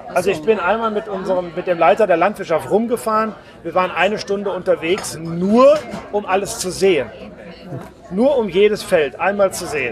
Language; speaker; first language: German; native; German